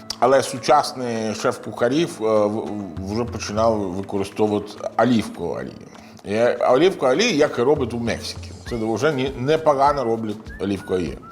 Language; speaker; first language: Ukrainian; non-native, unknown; Italian